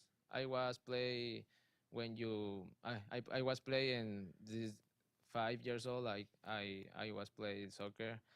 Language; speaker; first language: English; non-native, learner; Spanish